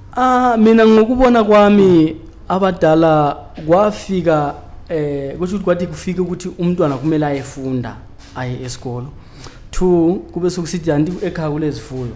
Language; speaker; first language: Zulu; native; Zulu